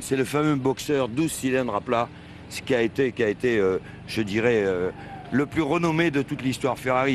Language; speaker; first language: French; native; French